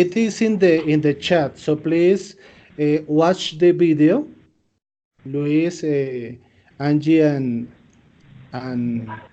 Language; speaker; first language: English; non-native, fluent; Spanish